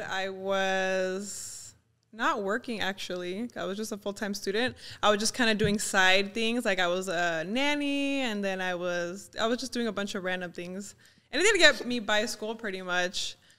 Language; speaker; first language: English; early bilingual, other home language; Spanish